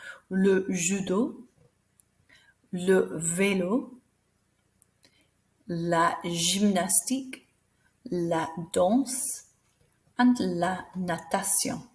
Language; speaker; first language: French; non-native, fluent; English